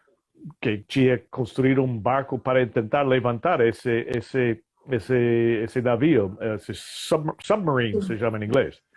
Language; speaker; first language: Portuguese; non-native, fluent; English